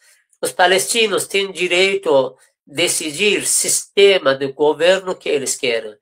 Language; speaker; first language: Portuguese; non-native, fluent; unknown